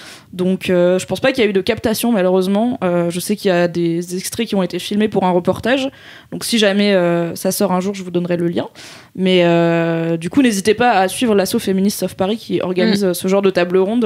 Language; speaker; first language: French; native; French